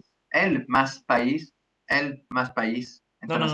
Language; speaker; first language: Spanish; non-native, learner; English